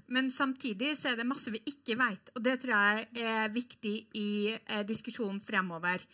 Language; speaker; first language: Norwegian; native; Norwegian